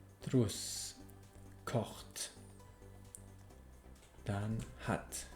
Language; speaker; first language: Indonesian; non-native, fluent; German